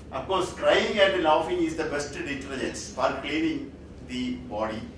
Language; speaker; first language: English; non-native, local second language; Malayalam